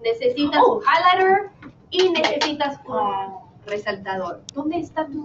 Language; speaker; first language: Spanish; non-native, fluent; English